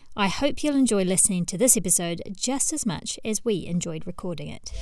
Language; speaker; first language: English; native; English